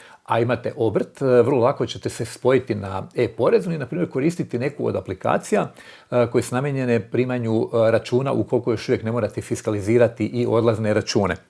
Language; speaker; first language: Croatian; native; Croatian